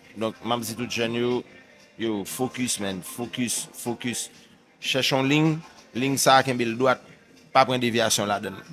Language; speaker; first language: Haitian Creole; native; Haitian Creole